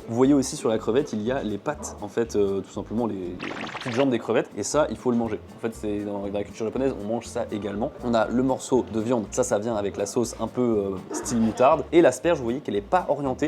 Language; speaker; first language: French; native; French